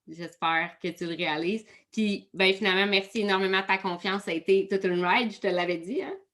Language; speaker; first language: French; native; French